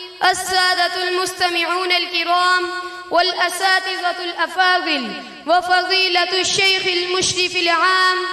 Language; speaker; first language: Arabic; non-native, learner; Urdu